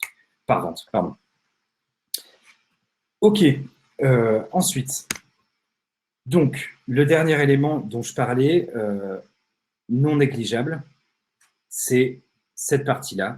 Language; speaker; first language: French; native; French